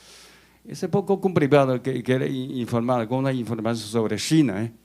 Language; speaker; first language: Portuguese; non-native, learner; Chinese